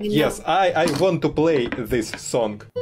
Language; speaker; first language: English; non-native, learner; Russian